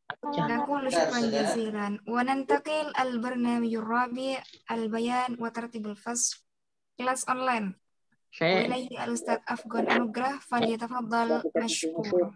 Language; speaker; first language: Arabic; non-native, learner; Indonesian